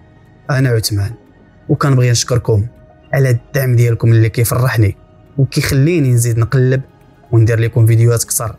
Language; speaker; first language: Arabic; native; Arabic